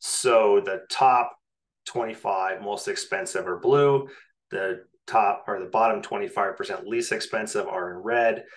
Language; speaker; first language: English; native; English